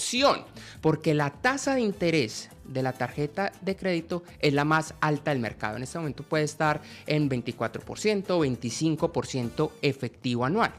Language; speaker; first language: Spanish; native; Spanish